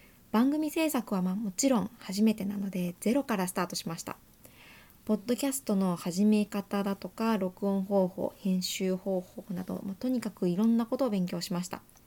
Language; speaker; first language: Japanese; native; Japanese